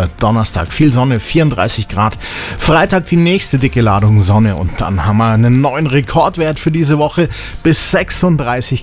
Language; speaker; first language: German; native; German